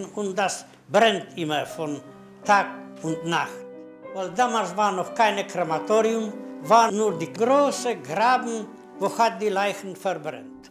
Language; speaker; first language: German; non-native, learner; Polish